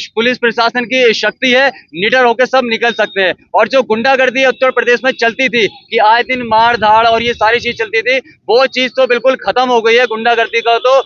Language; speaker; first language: Hindi; native; Hindi